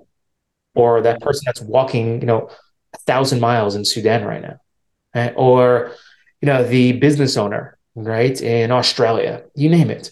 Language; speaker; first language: English; native; English